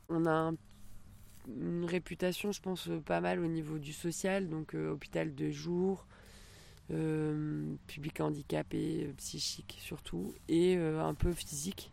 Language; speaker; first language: French; native; French